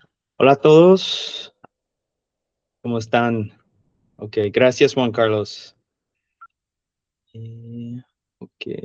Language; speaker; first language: Spanish; non-native, learner; English